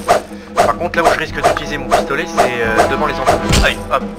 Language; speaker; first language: French; native; French